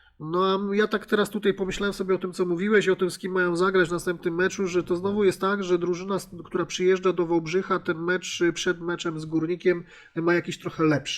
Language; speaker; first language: Polish; native; Polish